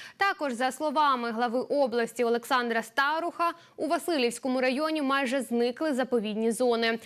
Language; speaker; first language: Ukrainian; native; Ukrainian